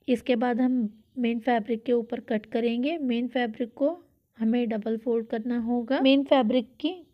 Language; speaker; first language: Hindi; non-native, local second language; Kannada